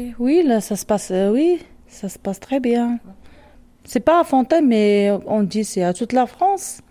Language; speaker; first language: French; non-native, learner; Arabic